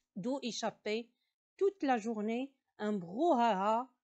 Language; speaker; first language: French; non-native, local second language; Arabic